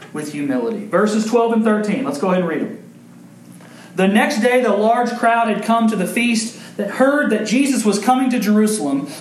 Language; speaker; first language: English; native; English